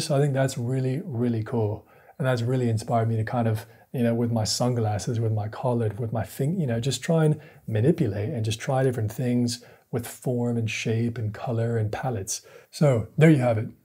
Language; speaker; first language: English; native; English